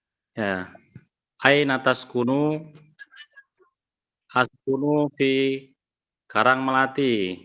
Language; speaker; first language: Arabic; non-native, learner; Indonesian